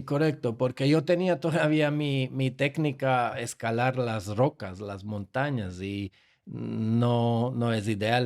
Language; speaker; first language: Spanish; non-native, fluent; Slovak